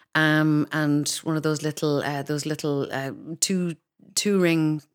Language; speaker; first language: English; native; English